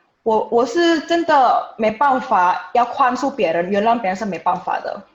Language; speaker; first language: Chinese; non-native, fluent; Indonesian